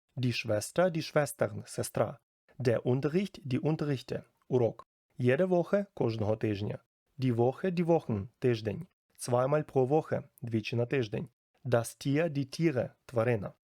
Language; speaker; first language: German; non-native, fluent; Ukrainian